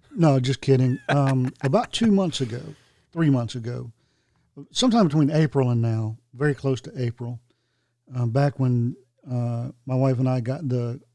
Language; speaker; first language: English; native; English